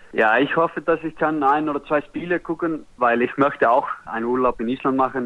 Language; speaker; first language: German; non-native, learner; Icelandic